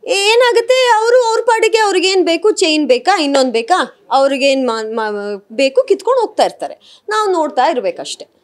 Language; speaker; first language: Kannada; native; Kannada